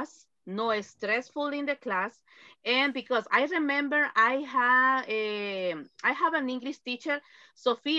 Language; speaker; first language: English; non-native, fluent; Spanish